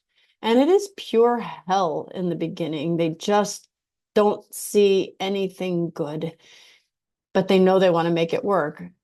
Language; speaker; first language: English; native; English